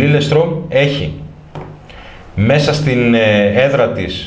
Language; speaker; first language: Greek; native; Greek